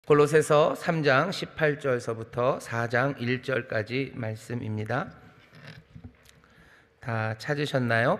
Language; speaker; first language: Korean; native; Korean